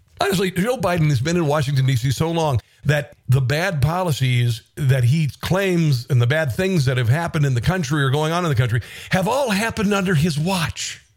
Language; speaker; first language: English; native; English